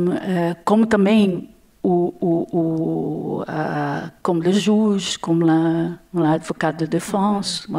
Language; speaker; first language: French; non-native, learner; Portuguese